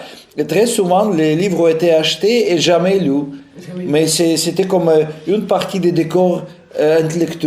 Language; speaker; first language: French; non-native, fluent; Russian